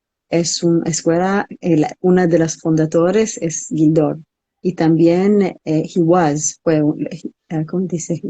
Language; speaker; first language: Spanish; non-native, learner; English